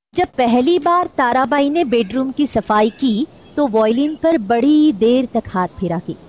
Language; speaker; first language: Urdu; non-native, local second language; Marathi